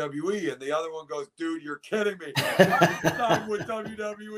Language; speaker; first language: English; native; English